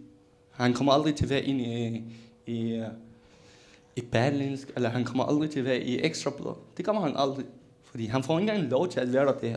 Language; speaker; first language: Danish; non-native, local second language; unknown